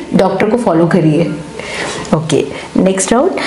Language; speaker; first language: Hindi; native; Hindi